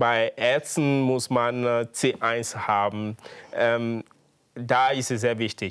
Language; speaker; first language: German; non-native, fluent; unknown